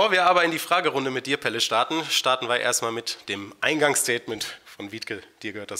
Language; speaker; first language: German; native; German